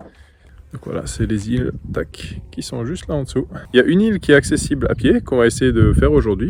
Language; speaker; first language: French; native; French